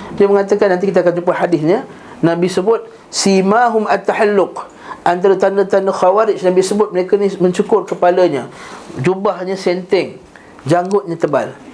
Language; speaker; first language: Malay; native; Malay